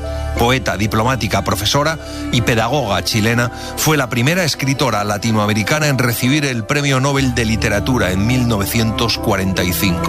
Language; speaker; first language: Spanish; native; Spanish